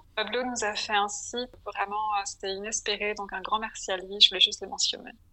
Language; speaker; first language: French; native; French